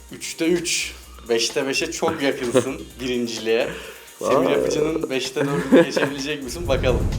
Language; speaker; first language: Turkish; native; Turkish